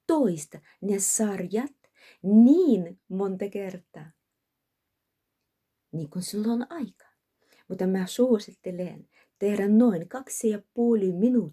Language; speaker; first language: Finnish; non-native, learner; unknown